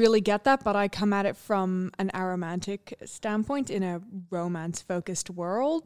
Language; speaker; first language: English; native; English